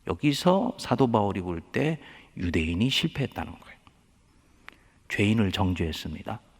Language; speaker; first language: Korean; native; Korean